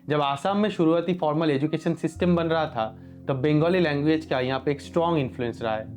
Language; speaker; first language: Hindi; native; Hindi